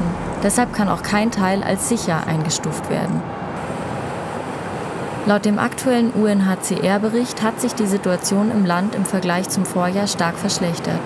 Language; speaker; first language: German; native; German